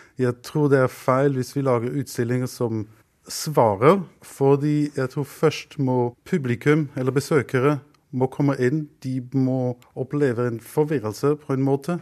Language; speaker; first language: Norwegian; non-native, fluent; German